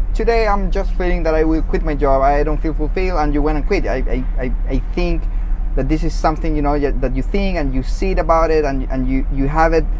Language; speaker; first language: English; non-native, fluent; Spanish